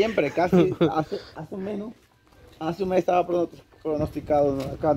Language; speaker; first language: Spanish; native; Spanish